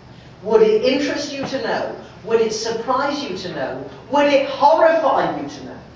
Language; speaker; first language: English; native; English